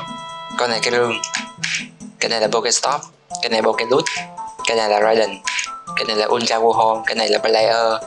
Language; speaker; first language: Vietnamese; native; Vietnamese